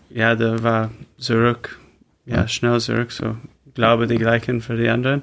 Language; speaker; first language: German; non-native, learner; English